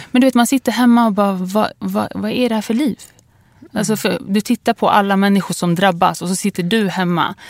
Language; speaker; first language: Swedish; early bilingual, other home language; Kurdish